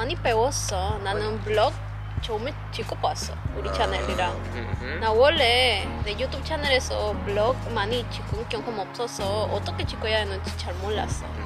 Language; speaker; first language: Korean; non-native, learner; Spanish